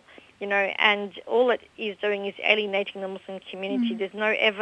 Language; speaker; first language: English; native; English